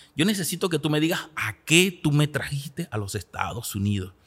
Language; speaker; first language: Spanish; native; Spanish